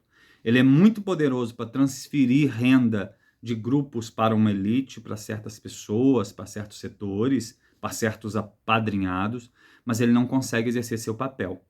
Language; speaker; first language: Portuguese; native; Portuguese